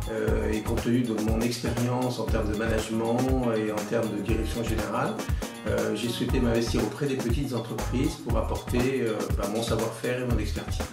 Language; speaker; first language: French; native; French